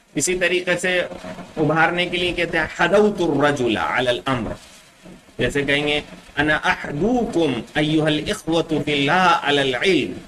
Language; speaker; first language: Urdu; native; Urdu